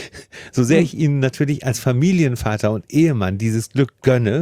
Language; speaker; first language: German; native; German